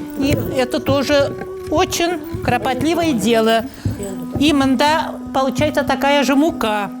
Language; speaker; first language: Russian; non-native, local second language; Bashkir